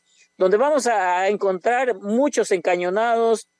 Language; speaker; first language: Spanish; native; Spanish